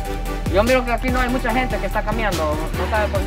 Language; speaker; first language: Spanish; non-native, fluent; Japanese